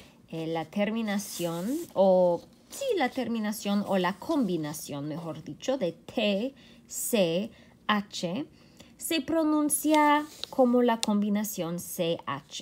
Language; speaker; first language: Spanish; non-native, fluent; English